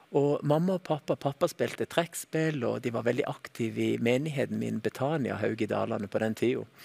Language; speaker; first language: Norwegian; native; Norwegian